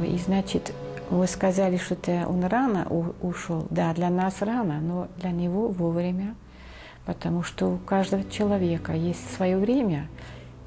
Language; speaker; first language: Russian; non-native, fluent; Dutch